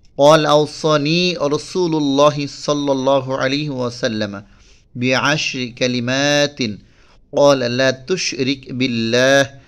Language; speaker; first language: Arabic; non-native, fluent; Bangla